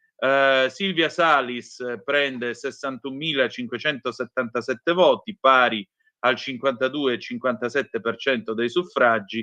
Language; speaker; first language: Italian; native; Italian